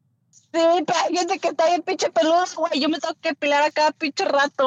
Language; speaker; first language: Spanish; early bilingual, heritage; Spanish